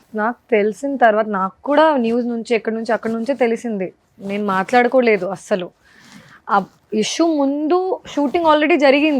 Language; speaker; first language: Telugu; non-native, fluent; Hindi